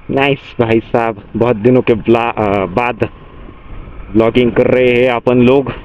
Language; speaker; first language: Hindi; non-native, local second language; Marathi